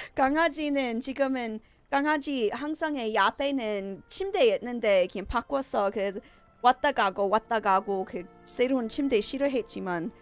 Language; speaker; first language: Korean; non-native, learner; English